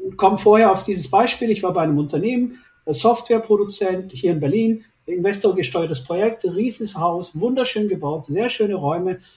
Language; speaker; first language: German; early bilingual, other home language; Turkish